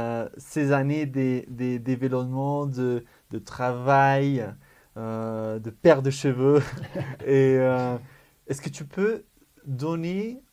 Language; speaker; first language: French; non-native, fluent; Spanish